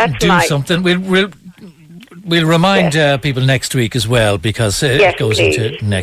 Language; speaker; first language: English; native; English